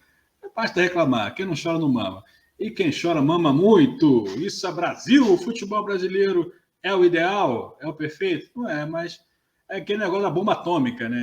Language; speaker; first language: Portuguese; native; Portuguese